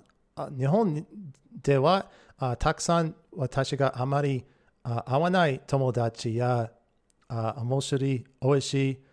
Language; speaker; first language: Japanese; non-native, learner; English